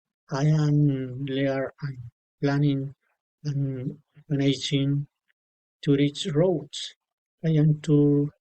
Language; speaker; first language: English; non-native, learner; Spanish